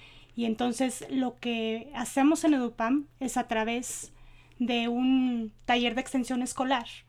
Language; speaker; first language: Spanish; native; Spanish